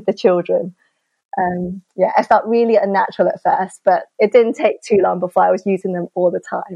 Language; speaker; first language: English; native; English